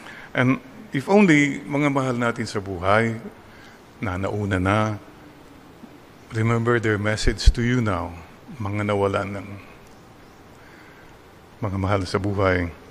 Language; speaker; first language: Filipino; non-native, local second language; Iloko